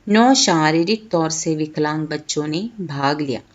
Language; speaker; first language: Hindi; non-native, local second language; Malayalam